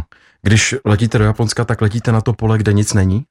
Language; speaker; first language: Czech; native; Czech